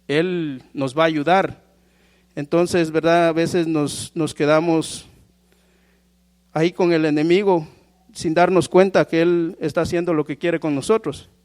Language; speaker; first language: Spanish; native; Spanish